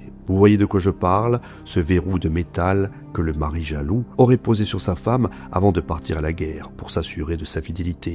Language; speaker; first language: French; native; French